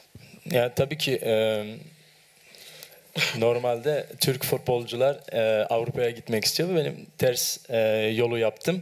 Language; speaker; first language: Turkish; early bilingual, heritage; Turkish